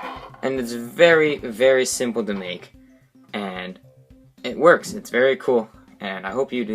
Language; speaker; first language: English; native; English